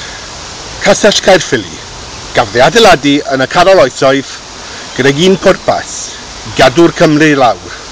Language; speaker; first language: Welsh; non-native, local second language; English